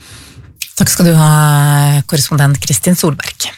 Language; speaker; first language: Norwegian; native; Norwegian